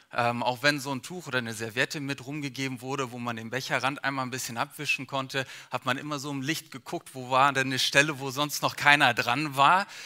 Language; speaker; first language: German; early bilingual, other home language; English